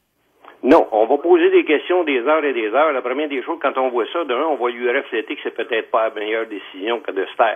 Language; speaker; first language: French; native; French